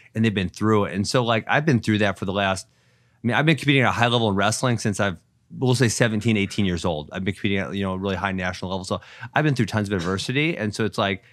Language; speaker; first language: English; native; English